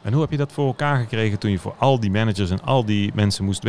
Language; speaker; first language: Dutch; native; Dutch